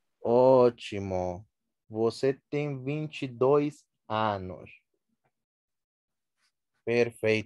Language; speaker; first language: Portuguese; non-native, fluent; Spanish